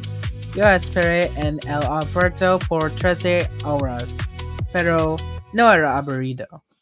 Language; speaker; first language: Spanish; non-native, learner; English